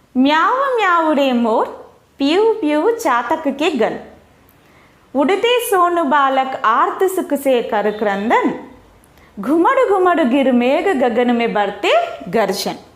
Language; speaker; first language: Hindi; non-native, local second language; Telugu